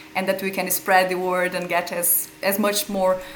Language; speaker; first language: English; non-native, fluent; Portuguese